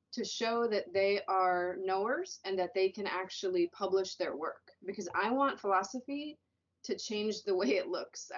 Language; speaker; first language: English; native; English